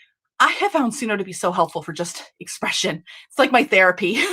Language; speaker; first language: English; native; English